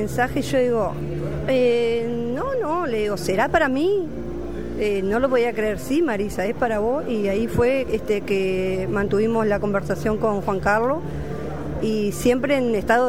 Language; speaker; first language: Spanish; native; Spanish